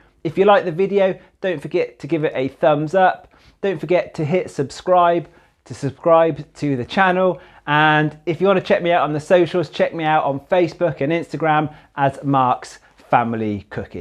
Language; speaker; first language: English; native; English